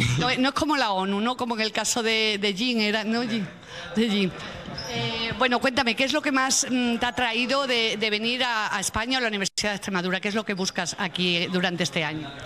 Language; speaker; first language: Spanish; native; Spanish